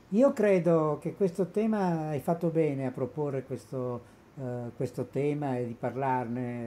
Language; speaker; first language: Italian; native; Italian